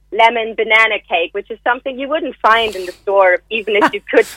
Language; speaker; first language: English; non-native, fluent; German